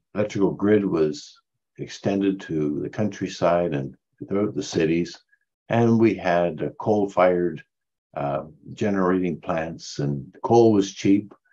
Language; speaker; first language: English; native; English